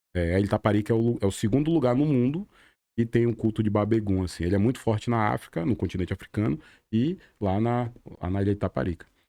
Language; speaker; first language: Portuguese; native; Portuguese